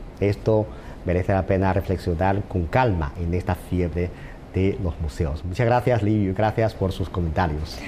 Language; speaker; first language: Spanish; non-native, fluent; Chinese